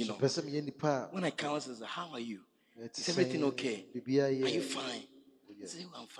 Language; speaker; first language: English; non-native, local second language; Ga